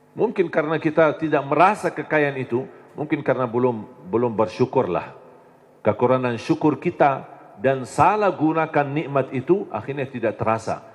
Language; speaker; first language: Indonesian; non-native, fluent; Arabic